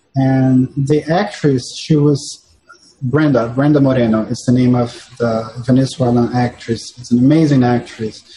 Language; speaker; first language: English; non-native, fluent; Portuguese